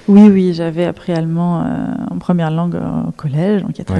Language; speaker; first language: French; native; French